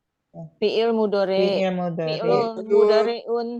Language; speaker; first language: Arabic; non-native, learner; Indonesian